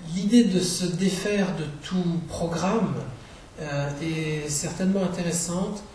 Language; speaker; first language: French; non-native, fluent; Czech